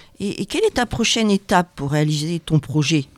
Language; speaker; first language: French; native; French